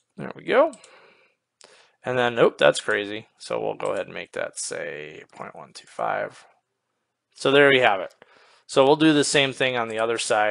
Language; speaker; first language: English; native; English